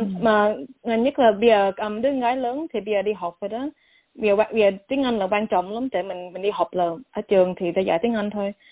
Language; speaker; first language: Vietnamese; early bilingual, heritage; Vietnamese